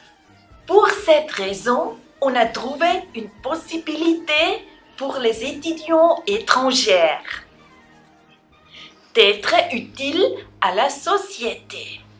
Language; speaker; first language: French; non-native, learner; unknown